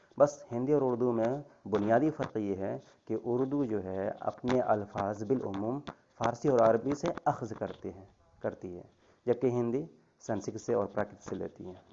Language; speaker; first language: Urdu; native; Urdu